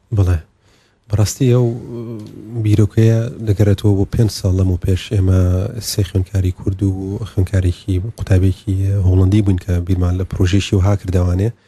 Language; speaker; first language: Central Kurdish; early bilingual, heritage; Central Kurdish